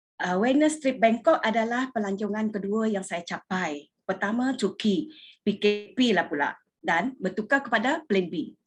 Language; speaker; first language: Malay; non-native, local second language; Iban